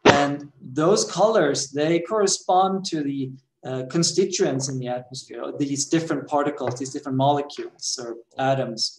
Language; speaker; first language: English; non-native, fluent; Swedish